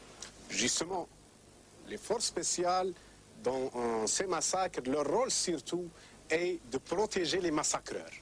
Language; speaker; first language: French; non-native, local second language; Arabic